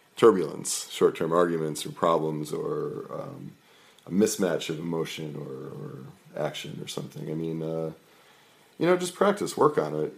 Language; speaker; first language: English; native; English